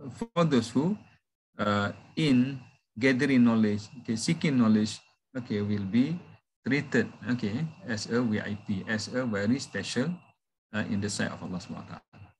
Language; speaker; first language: English; non-native, local second language; Malay